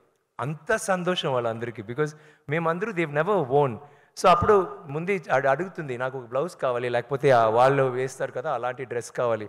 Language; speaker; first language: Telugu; non-native, learner; Tamil